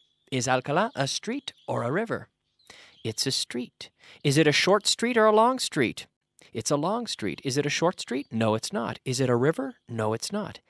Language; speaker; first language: English; native; English